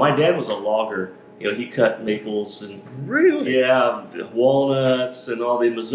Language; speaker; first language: English; native; English